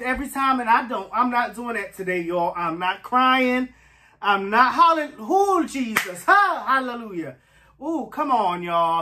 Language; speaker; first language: English; native; English